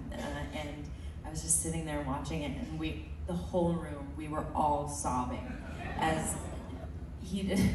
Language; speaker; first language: English; early bilingual, other home language; Filipino